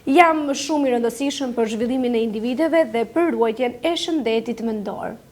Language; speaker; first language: Albanian; native; Albanian